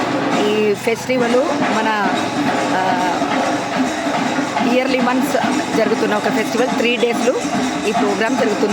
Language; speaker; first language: Telugu; non-native, local second language; Malayalam